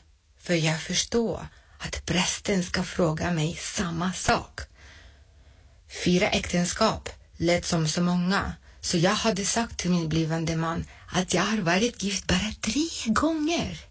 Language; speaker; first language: Swedish; non-native, fluent; Russian